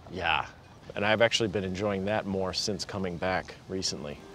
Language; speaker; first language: English; native; English